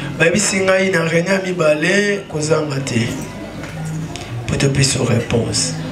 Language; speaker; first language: Lingala; non-native, local second language; Kongo